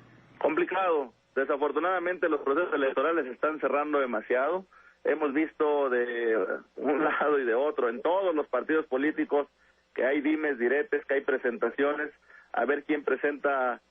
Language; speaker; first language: Spanish; native; Spanish